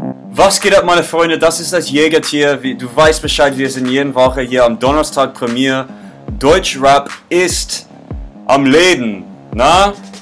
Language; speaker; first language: German; non-native, learner; English